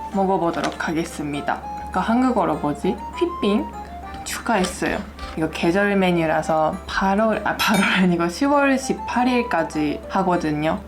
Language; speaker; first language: Korean; non-native, fluent; Japanese